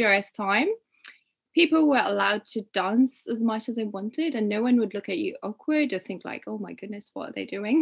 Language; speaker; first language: English; non-native, local second language; Ganda